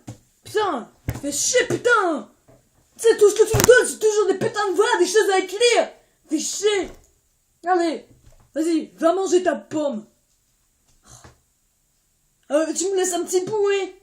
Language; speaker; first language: French; native; French